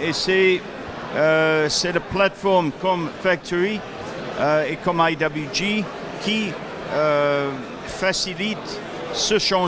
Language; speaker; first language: French; non-native, fluent; English